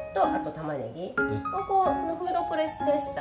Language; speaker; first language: Japanese; native; Japanese